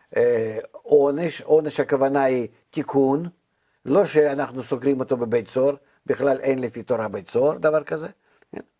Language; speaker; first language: Hebrew; non-native, fluent; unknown